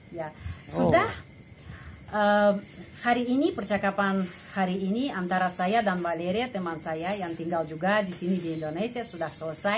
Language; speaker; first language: Indonesian; non-native, fluent; Russian